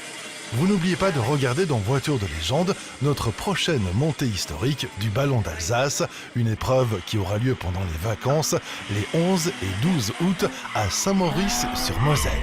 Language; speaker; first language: French; native; French